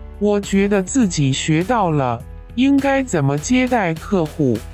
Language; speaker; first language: Chinese; non-native, fluent; Thai